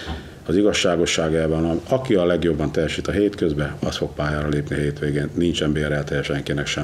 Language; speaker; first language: Hungarian; native; Hungarian